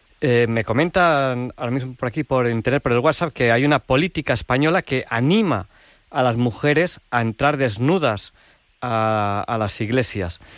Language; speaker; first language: Spanish; native; Spanish